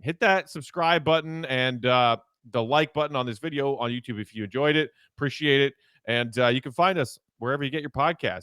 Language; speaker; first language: English; native; English